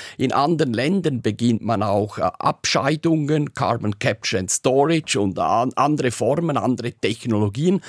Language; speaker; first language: German; native; German